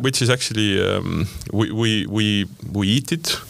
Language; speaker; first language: English; non-native, fluent; Estonian